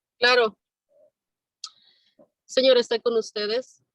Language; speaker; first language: Spanish; native; Spanish